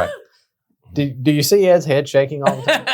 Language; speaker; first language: English; native; English